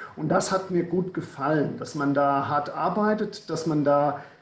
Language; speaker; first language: German; native; German